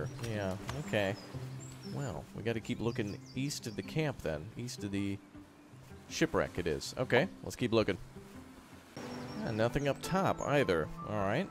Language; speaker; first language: English; native; English